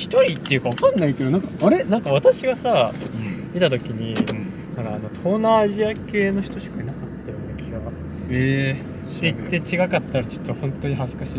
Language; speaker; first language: Japanese; native; Japanese